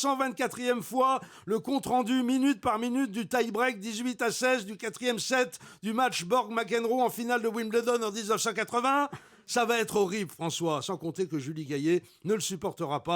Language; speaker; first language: French; native; French